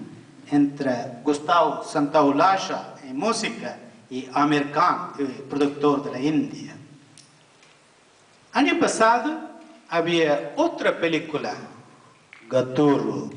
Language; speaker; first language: Spanish; non-native, fluent; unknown